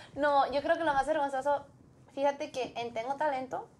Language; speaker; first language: Spanish; early bilingual, heritage; Spanish